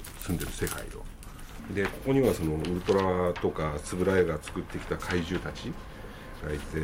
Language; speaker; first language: Japanese; native; Japanese